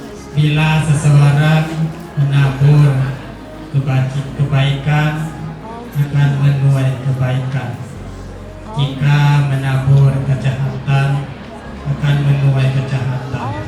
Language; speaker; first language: Indonesian; non-native, learner; Thai